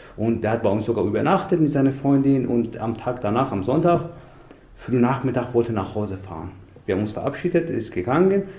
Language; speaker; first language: German; non-native, fluent; Persian